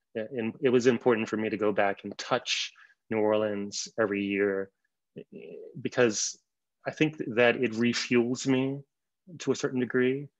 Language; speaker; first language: English; native; English